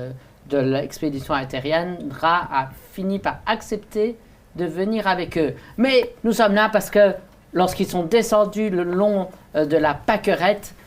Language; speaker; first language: French; native; French